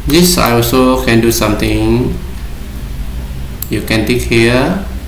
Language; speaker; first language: English; non-native, learner; Vietnamese